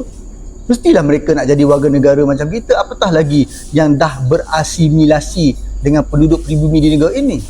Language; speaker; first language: Malay; native; Malay